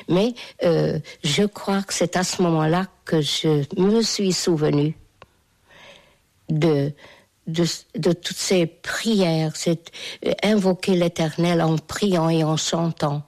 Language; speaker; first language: French; non-native, fluent; Hungarian